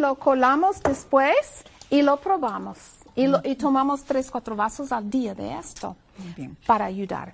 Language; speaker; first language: Spanish; non-native, fluent; English